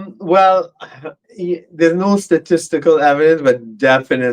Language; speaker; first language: English; native; English